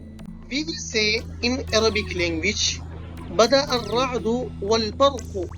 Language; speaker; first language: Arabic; non-native, fluent; Urdu